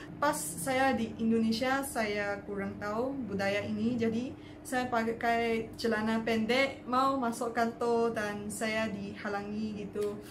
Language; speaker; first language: Indonesian; non-native, fluent; Chinese